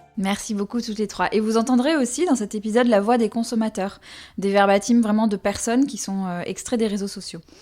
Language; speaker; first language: French; native; French